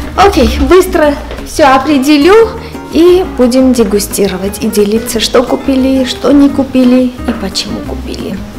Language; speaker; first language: Russian; non-native, local second language; Armenian